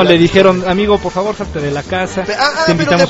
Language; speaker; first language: Spanish; native; Spanish